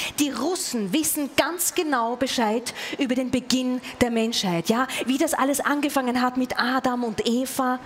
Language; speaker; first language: German; native; German